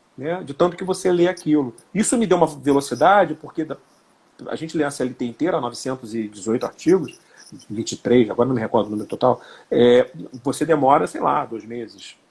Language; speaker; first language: Portuguese; native; Portuguese